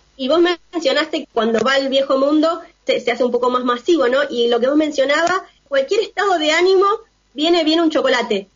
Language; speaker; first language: Spanish; native; Spanish